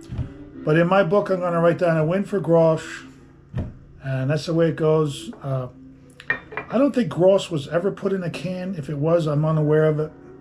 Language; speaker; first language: English; native; English